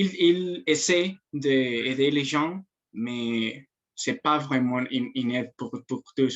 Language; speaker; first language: French; non-native, fluent; Spanish